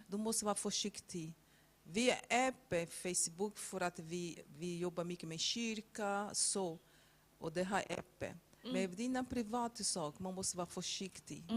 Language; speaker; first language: Swedish; non-native, fluent; Portuguese